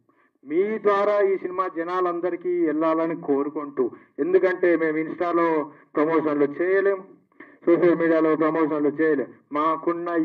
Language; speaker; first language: Telugu; native; Telugu